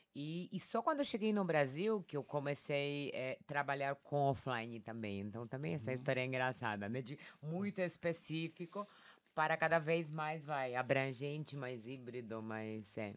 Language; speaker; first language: Portuguese; non-native, fluent; Polish